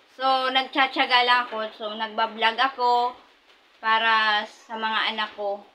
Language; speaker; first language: Filipino; non-native, local second language; Masbatenyo